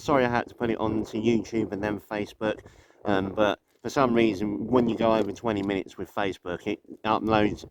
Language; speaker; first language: English; native; English